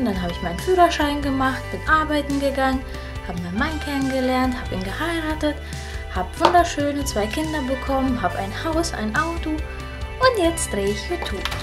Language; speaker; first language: German; early bilingual, other home language; Russian